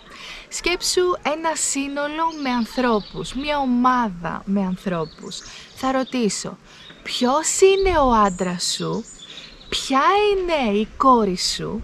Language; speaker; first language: Greek; native; Greek